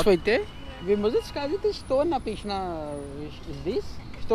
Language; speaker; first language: Russian; non-native, learner; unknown